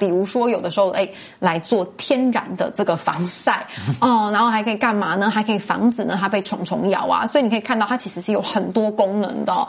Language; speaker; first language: Chinese; native; Chinese